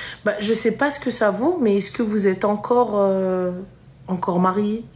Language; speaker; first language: French; native; French